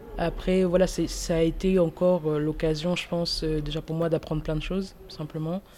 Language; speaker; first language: French; early bilingual, other home language; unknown